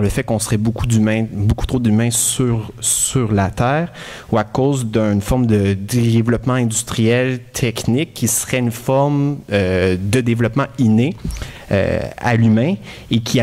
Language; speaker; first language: French; native; French